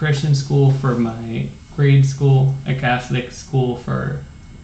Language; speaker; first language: English; non-native, local second language; Filipino